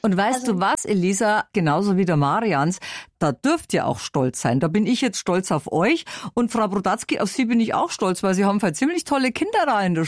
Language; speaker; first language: German; native; German